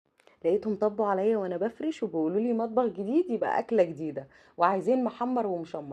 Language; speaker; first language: Arabic; native; Arabic